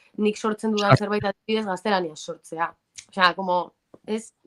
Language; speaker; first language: Basque; native; Basque